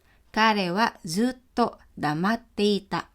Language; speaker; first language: Japanese; non-native, fluent; Filipino